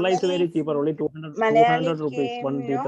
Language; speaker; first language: English; non-native, learner; Malayalam